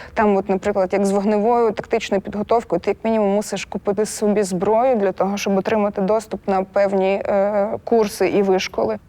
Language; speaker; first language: Ukrainian; non-native, local second language; Russian